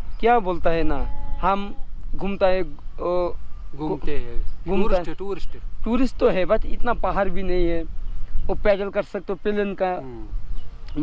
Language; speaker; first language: Hindi; non-native, learner; Bangla